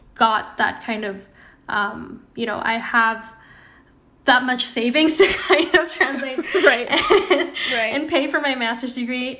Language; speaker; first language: English; non-native, fluent; Indonesian